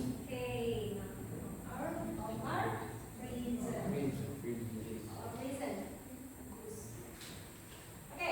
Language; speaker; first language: English; non-native, fluent; Indonesian